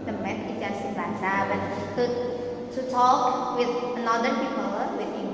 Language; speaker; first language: English; non-native, learner; Indonesian